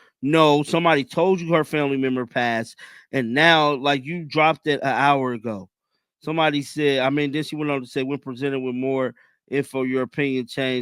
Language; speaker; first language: English; native; English